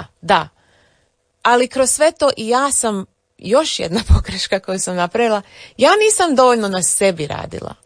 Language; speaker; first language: Croatian; early bilingual, heritage; English